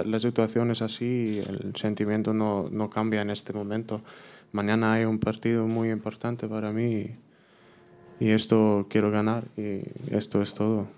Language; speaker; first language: Spanish; non-native, fluent; German